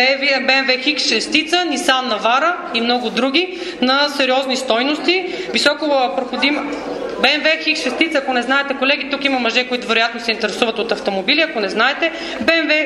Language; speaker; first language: Bulgarian; native; Bulgarian